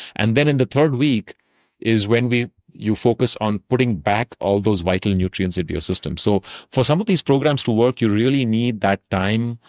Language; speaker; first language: English; non-native, local second language; Tamil